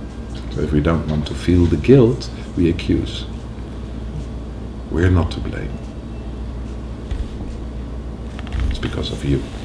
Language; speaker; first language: English; non-native, fluent; Dutch